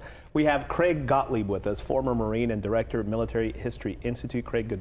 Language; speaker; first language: English; native; English